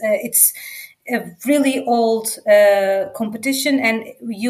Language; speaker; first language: English; non-native, fluent; Turkish